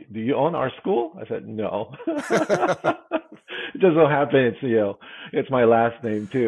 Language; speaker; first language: English; non-native, local second language; Filipino